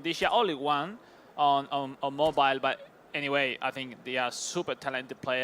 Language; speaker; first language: English; non-native, fluent; Spanish